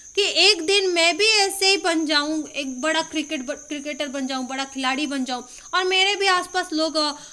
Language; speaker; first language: Hindi; non-native, local second language; Marathi